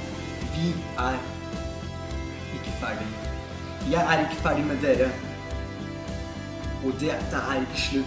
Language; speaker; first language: Norwegian; non-native, fluent; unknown